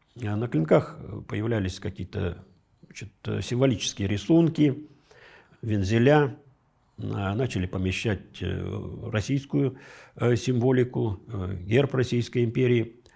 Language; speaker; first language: Russian; native; Russian